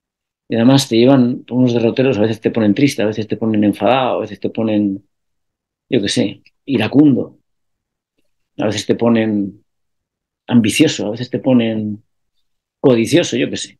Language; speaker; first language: Spanish; native; Spanish